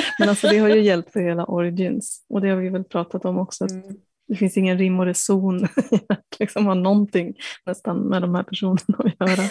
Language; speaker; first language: Swedish; native; Swedish